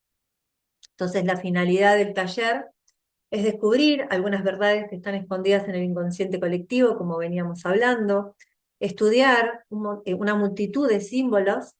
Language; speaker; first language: Spanish; native; Spanish